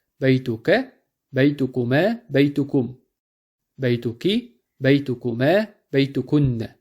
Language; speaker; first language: Arabic; non-native, fluent; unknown